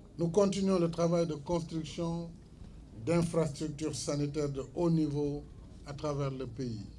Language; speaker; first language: French; non-native, local second language; Fula